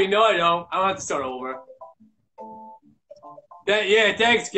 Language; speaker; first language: English; native; English